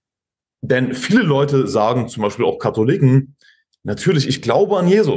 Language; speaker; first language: German; native; German